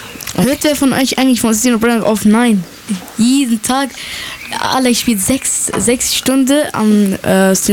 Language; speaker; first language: German; non-native, learner; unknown